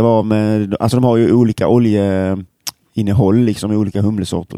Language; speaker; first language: Swedish; native; Swedish